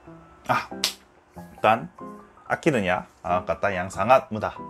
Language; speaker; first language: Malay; non-native, learner; Korean